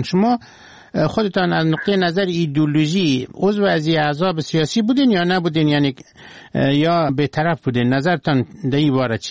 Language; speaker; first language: Persian; native; Persian